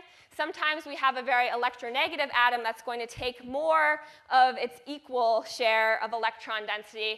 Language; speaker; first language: English; native; English